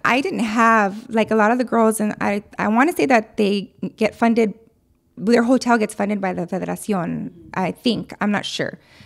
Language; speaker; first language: English; early bilingual, other home language; Spanish